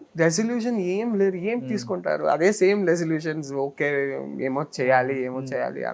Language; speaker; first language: Telugu; non-native, learner; Kannada